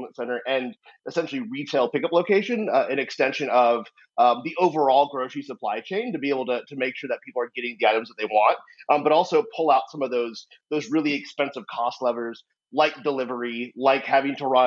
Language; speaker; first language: English; native; English